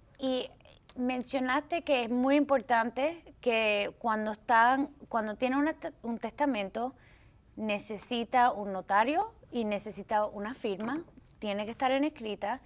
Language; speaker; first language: Spanish; early bilingual, heritage; English